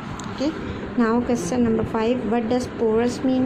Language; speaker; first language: English; non-native, local second language; Urdu